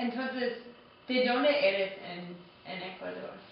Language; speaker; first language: Spanish; non-native, learner; English